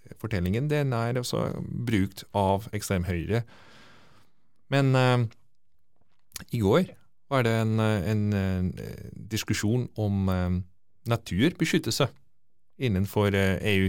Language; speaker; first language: Norwegian; non-native, fluent; Dutch